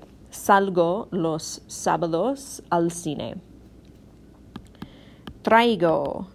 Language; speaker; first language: Spanish; non-native, fluent; English